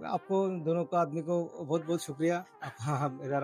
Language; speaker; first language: Hindi; non-native, fluent; Bangla